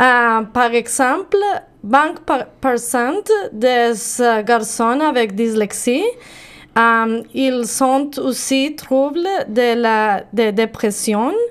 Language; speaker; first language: French; non-native, learner; Spanish